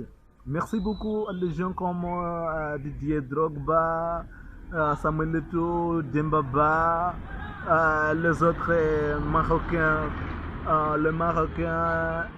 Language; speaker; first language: French; non-native, learner; Portuguese